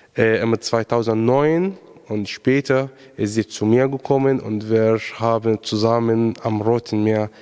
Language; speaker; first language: German; non-native, fluent; Arabic